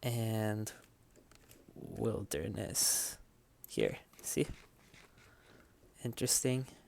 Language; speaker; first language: English; native; English